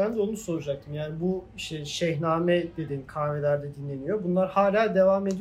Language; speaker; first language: Turkish; native; Turkish